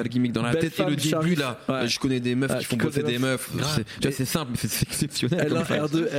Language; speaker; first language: French; native; French